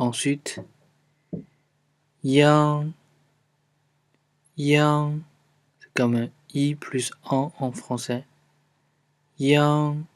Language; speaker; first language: French; non-native, fluent; Chinese